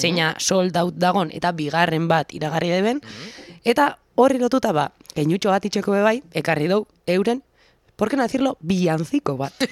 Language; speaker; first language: Basque; native; Basque